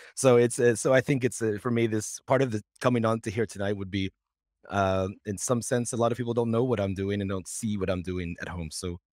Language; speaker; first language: English; native; English